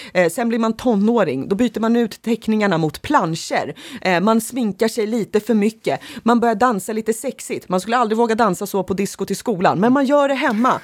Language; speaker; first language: Swedish; early bilingual, other home language; Finnish